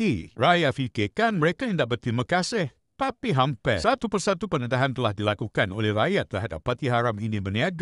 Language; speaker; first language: Malay; native; Malay